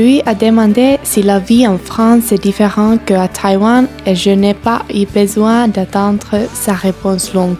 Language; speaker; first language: French; non-native, learner; Finnish